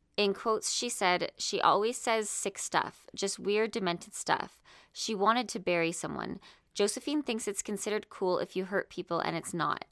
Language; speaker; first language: English; native; English